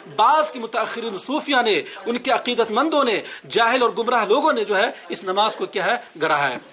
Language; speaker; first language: Urdu; native; Urdu